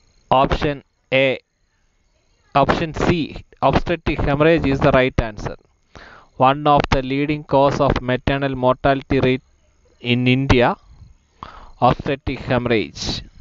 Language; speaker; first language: English; non-native, local second language; Malayalam